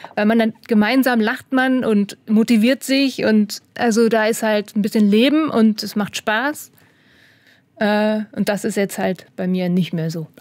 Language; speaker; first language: German; native; German